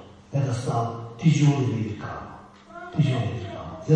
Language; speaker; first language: Russian; non-native, learner; Tibetan